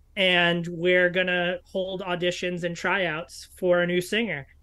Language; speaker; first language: English; native; English